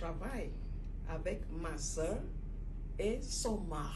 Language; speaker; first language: French; non-native, fluent; Igbo